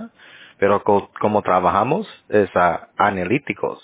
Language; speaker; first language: Spanish; early bilingual, heritage; Spanish